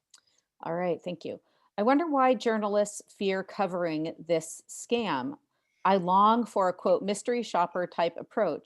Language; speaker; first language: English; native; English